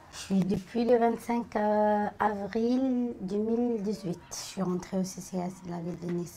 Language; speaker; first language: French; non-native, fluent; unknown